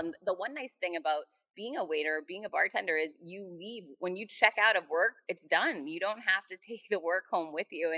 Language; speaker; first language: English; native; English